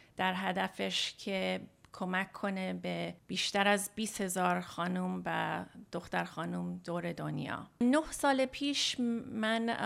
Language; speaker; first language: Persian; early bilingual, heritage; Persian